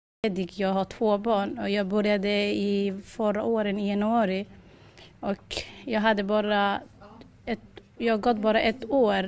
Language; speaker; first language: Swedish; non-native, learner; Somali